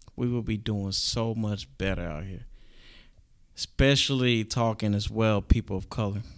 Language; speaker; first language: English; native; English